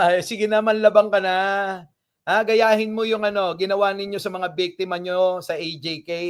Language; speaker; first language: Filipino; non-native, local second language; Iloko